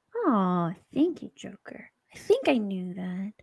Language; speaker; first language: English; native; English